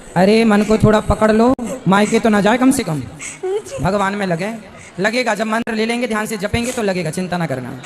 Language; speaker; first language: Hindi; native; Hindi